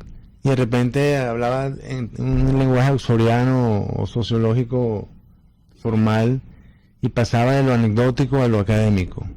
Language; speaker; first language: Spanish; native; Spanish